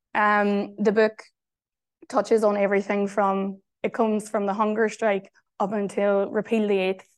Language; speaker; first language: English; native; English